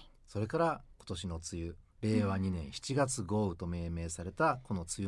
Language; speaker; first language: Japanese; native; Japanese